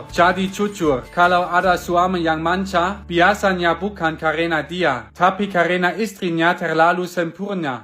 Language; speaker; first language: Indonesian; non-native, fluent; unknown